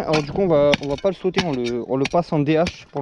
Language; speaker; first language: French; native; French